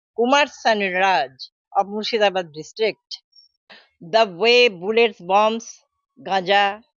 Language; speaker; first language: English; non-native, local second language; Bangla